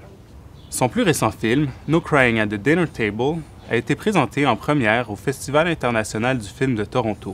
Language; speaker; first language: French; native; French